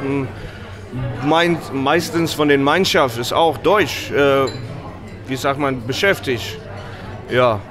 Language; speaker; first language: German; non-native, fluent; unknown